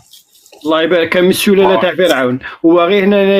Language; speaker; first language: Arabic; native; Arabic